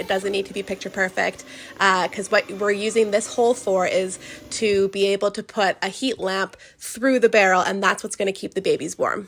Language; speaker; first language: English; native; English